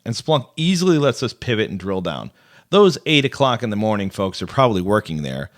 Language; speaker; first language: English; native; English